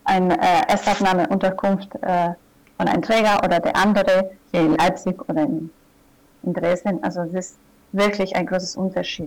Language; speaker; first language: German; non-native, fluent; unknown